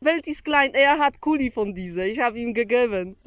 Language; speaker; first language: German; non-native, learner; Polish